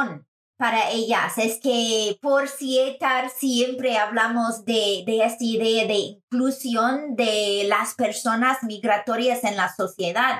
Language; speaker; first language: Spanish; non-native, fluent; English